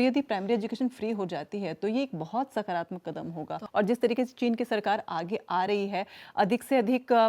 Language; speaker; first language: Hindi; native; Hindi